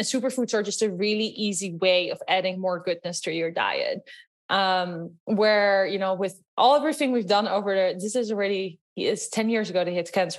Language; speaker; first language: English; non-native, fluent; Dutch